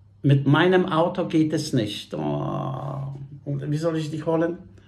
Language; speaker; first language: German; non-native, fluent; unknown